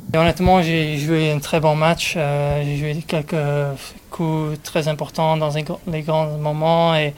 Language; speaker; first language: French; non-native, learner; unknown